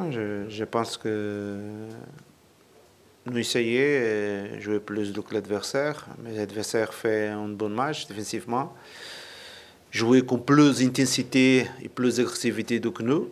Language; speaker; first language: French; non-native, learner; Portuguese